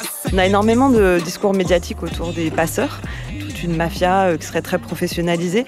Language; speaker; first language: French; native; French